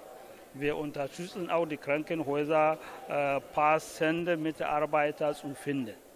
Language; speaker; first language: German; non-native, fluent; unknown